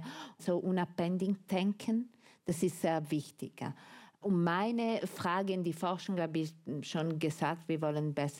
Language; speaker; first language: German; non-native, fluent; Italian